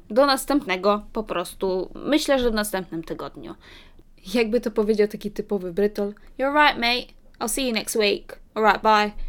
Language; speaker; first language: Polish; early bilingual, heritage; Polish